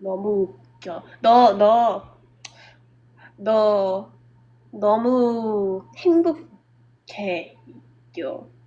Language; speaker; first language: Korean; non-native, learner; English